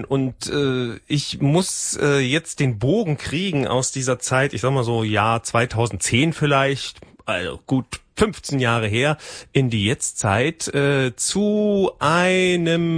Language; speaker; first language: German; native; German